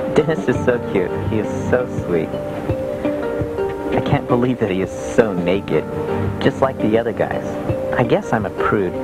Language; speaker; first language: English; native; English